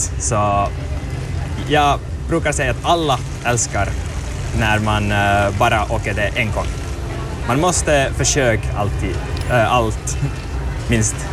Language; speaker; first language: Swedish; non-native, learner; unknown